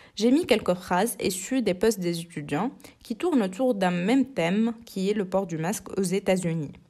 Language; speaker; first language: French; non-native, local second language; Arabic